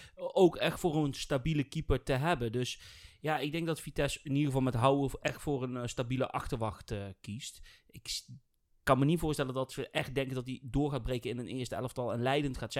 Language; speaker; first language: Dutch; native; Dutch